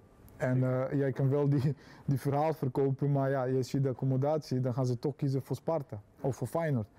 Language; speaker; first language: Dutch; non-native, fluent; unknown